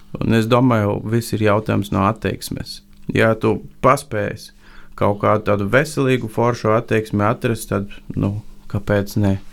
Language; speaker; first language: Latvian; non-native, fluent; Bulgarian